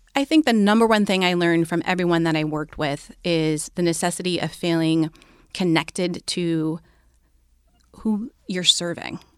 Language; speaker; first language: English; native; English